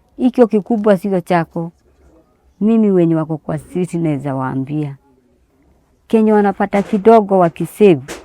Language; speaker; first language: Swahili; native; Swahili